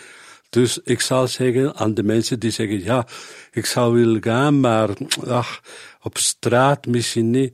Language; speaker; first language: Dutch; non-native, learner; Spanish